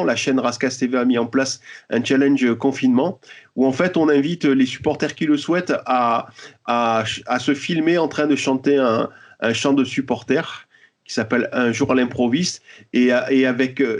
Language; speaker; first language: French; native; French